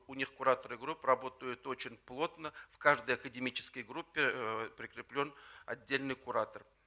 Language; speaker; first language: Russian; native; Russian